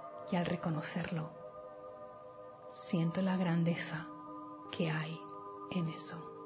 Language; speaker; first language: Spanish; native; Spanish